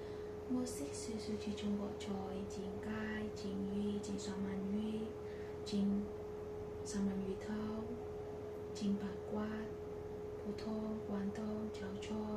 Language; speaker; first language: Cantonese; non-native, learner; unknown